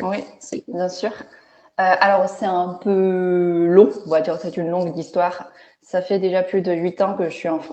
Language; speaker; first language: French; non-native, fluent; Chinese